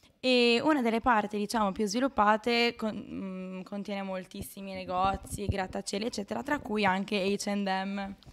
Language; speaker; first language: Italian; native; Italian